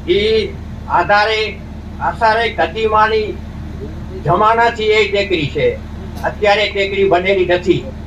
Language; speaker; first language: Gujarati; non-native, local second language; Kachhi